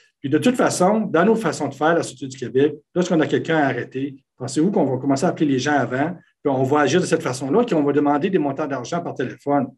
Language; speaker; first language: French; native; French